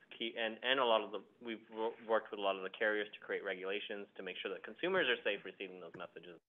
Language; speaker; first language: English; early bilingual, other home language; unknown